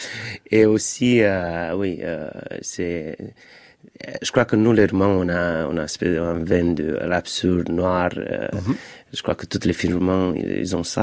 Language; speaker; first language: French; non-native, fluent; Romanian